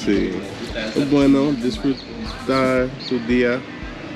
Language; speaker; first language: Spanish; non-native, learner; English